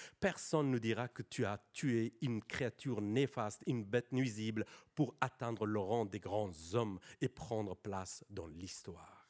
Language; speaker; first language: French; non-native, fluent; Persian